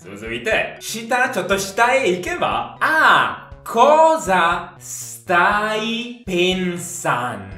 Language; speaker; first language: Japanese; non-native, fluent; Italian